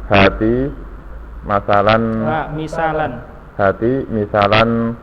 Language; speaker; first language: Arabic; non-native, learner; Indonesian